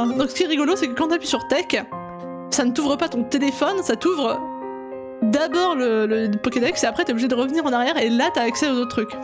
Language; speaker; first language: French; native; French